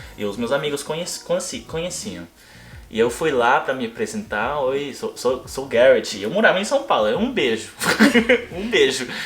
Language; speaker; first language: Portuguese; non-native, fluent; English